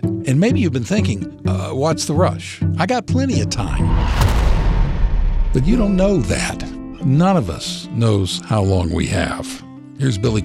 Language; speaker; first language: English; native; English